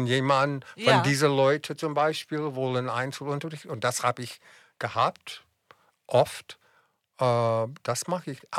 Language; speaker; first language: German; non-native, fluent; English